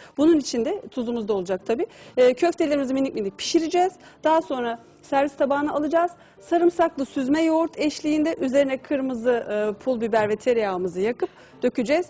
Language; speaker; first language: Turkish; early bilingual, heritage; Turkish